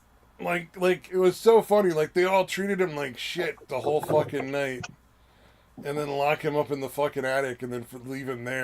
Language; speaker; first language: English; native; English